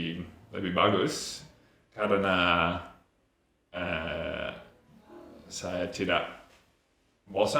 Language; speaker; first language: Indonesian; non-native, learner; English